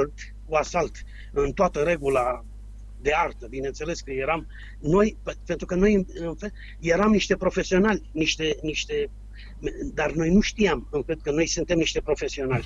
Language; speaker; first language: Romanian; native; Romanian